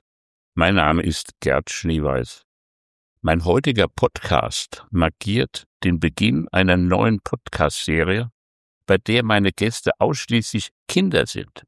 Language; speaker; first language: German; native; German